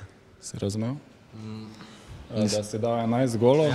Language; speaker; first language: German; non-native, learner; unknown